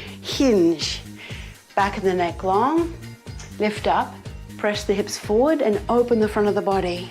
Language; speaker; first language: English; native; English